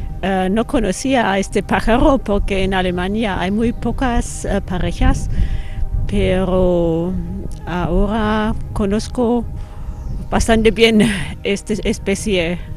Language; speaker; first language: Spanish; non-native, fluent; German